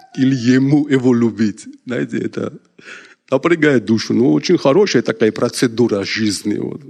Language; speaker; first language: Russian; non-native, local second language; Georgian